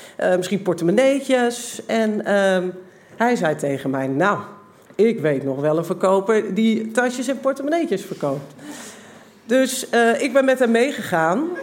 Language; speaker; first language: Dutch; native; Dutch